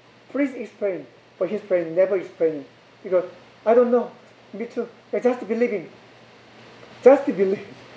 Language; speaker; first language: English; non-native, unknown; Korean